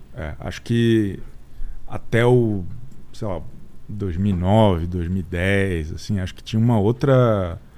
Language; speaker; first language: Portuguese; native; Portuguese